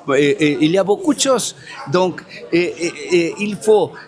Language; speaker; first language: French; non-native, fluent; Spanish